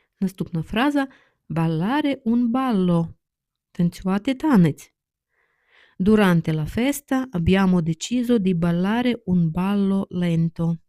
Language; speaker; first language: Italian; non-native, fluent; Ukrainian